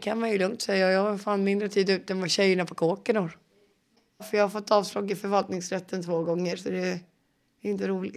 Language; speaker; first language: Swedish; native; Swedish